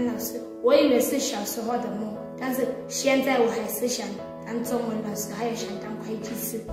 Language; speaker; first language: Chinese; non-native, learner; Southern Sotho